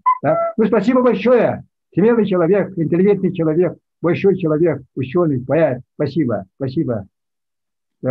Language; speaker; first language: Russian; non-native, local second language; Yakut